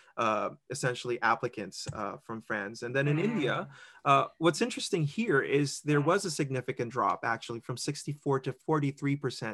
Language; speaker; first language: English; non-native, local second language; Filipino